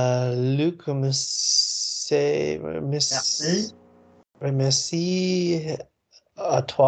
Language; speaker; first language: French; non-native, learner; English